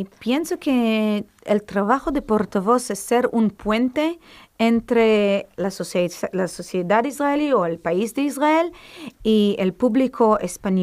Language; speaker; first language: Spanish; non-native, fluent; Hebrew